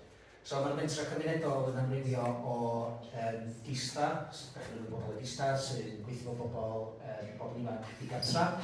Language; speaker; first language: Welsh; native; Welsh